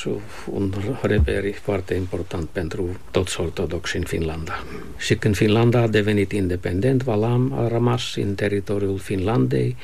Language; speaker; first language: Romanian; non-native, fluent; Finnish